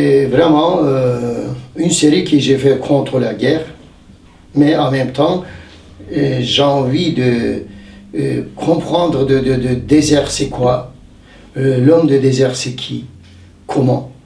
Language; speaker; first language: French; non-native, fluent; Turkish